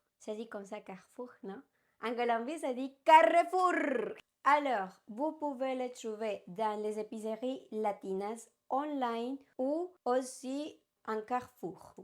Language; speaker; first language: French; non-native, learner; Spanish